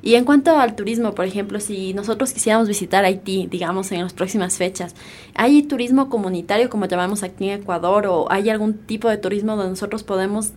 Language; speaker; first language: Spanish; native; Spanish